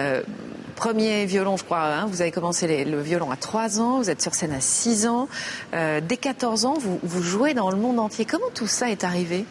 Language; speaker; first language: French; native; French